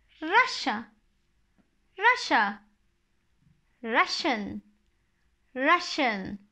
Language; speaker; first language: English; non-native, fluent; Turkish